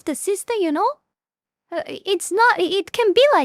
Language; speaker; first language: English; non-native, fluent; Portuguese